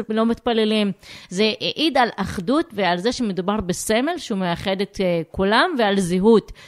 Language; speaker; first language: Hebrew; non-native, local second language; Arabic